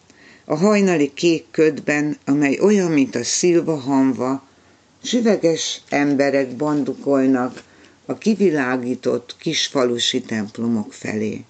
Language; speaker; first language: Hungarian; native; Hungarian